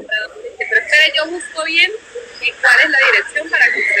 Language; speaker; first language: Spanish; native; Spanish